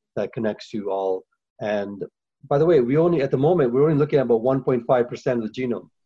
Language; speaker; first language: English; early bilingual, other home language; Hindi